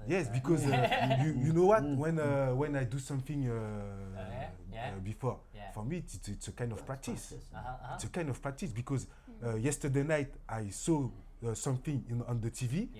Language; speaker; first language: English; non-native, learner; French